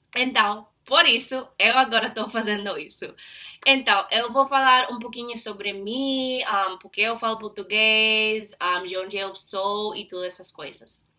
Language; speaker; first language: Portuguese; non-native, fluent; English